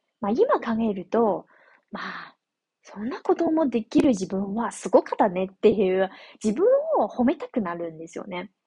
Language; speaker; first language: Japanese; non-native, fluent; Chinese